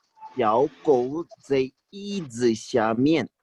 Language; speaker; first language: Chinese; non-native, fluent; Urdu